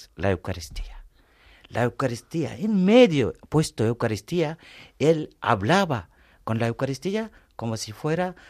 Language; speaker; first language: Spanish; non-native, fluent; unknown